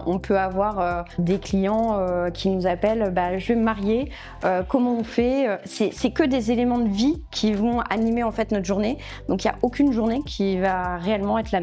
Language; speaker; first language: French; native; French